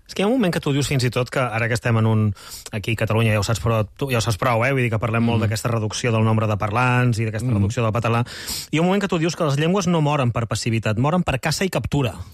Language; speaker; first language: Catalan; native; Catalan